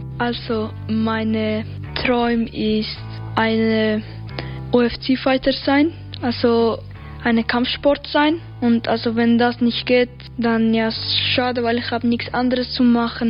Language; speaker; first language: German; early bilingual, other home language; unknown